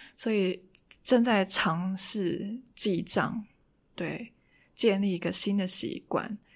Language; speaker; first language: Chinese; non-native, local second language; Cantonese